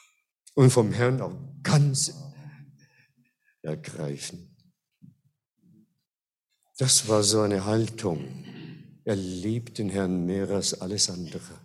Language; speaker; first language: German; non-native, fluent; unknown